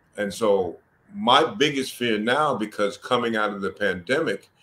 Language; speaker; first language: English; native; English